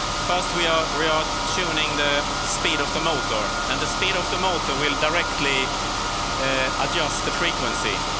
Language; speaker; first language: English; non-native, fluent; Swedish